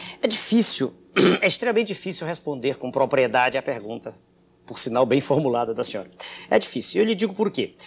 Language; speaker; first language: Portuguese; native; Portuguese